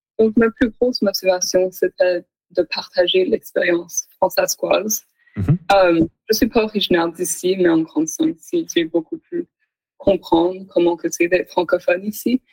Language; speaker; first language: French; native; French